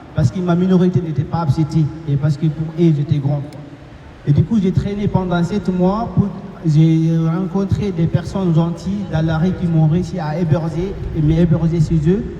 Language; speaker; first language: French; non-native, local second language; Fula